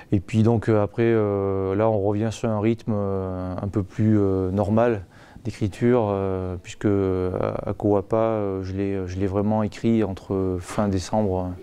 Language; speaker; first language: French; native; French